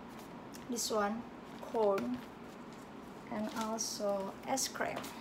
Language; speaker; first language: English; non-native, learner; Indonesian